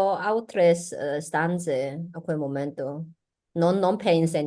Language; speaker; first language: Italian; non-native, learner; Chinese